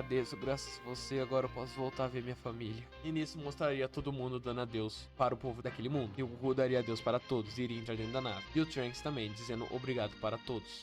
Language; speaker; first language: Portuguese; native; Portuguese